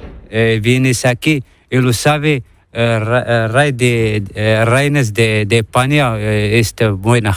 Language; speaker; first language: Spanish; non-native, learner; Arabic